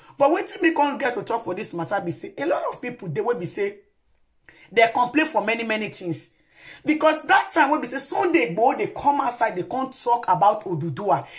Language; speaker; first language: Nigerian Pidgin; non-native, local second language; Yoruba